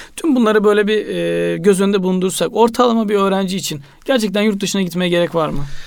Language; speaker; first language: Turkish; native; Turkish